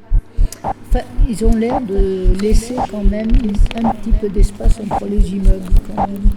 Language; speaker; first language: French; native; French